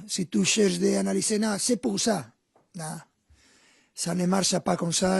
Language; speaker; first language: French; non-native, fluent; Spanish